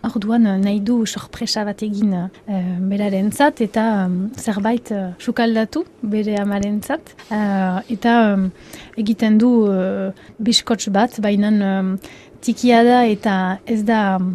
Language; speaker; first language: Basque; non-native, local second language; French